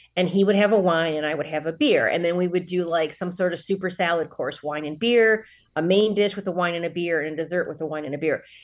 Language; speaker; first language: English; native; English